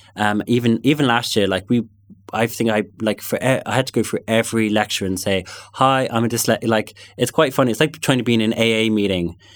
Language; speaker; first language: English; native; English